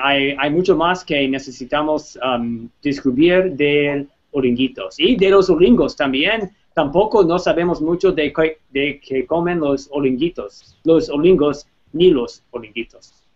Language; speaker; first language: Spanish; non-native, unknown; English